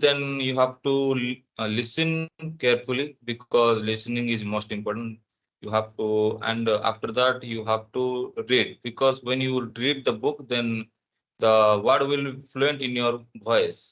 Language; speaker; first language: English; non-native, learner; Odia